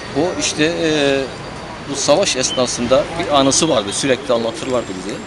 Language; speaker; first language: Turkish; native; Turkish